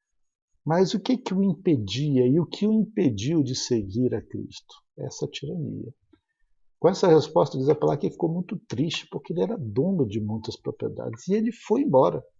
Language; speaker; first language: Portuguese; native; Portuguese